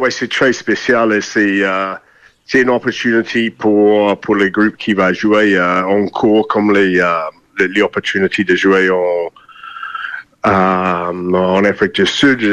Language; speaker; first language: French; non-native, fluent; English